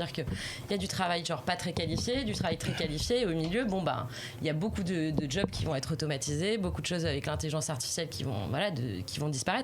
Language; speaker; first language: French; native; French